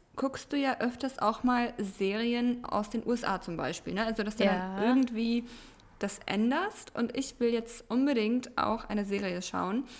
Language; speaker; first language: German; early bilingual, other home language; Russian